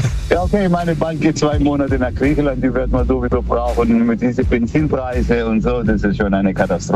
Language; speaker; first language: German; early bilingual, other home language; Greek